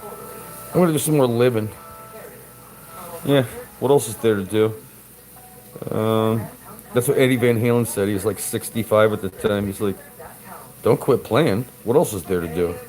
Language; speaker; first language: English; native; English